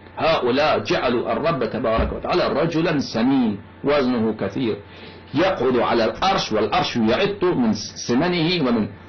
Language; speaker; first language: Arabic; non-native, fluent; Persian